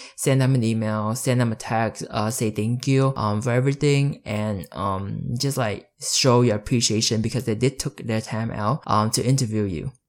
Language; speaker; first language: English; early bilingual, other home language; Vietnamese